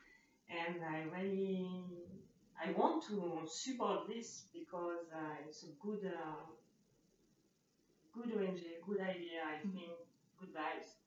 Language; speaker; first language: English; non-native, learner; French